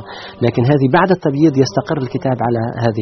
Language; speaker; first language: Arabic; native; Arabic